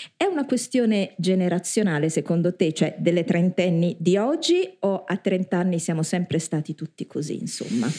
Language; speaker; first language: Italian; native; Italian